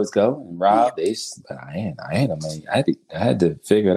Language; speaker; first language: English; native; English